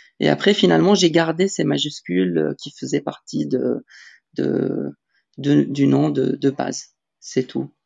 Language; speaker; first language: French; non-native, local second language; Arabic